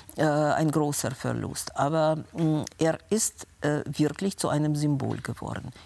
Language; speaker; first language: German; non-native, fluent; Russian